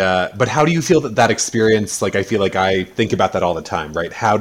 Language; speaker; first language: English; native; English